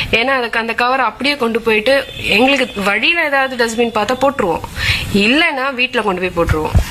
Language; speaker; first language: Tamil; non-native, local second language; Malayalam